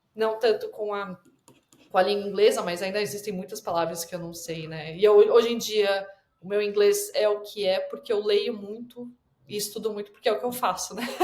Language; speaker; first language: Portuguese; native; Portuguese